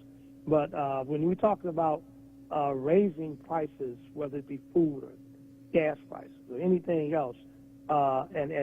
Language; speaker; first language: English; native; English